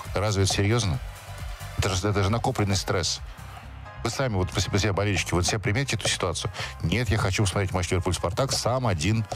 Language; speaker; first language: Russian; native; Russian